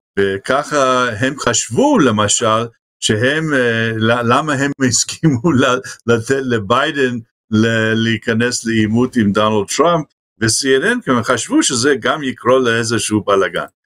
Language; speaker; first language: Hebrew; non-native, fluent; English